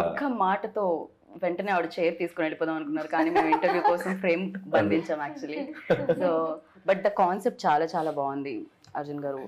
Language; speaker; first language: Telugu; native; Telugu